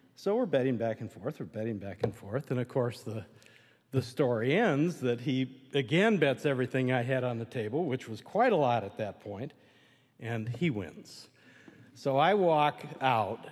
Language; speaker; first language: English; native; English